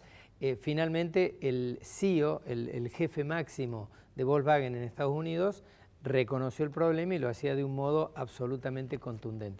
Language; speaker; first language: Spanish; native; Spanish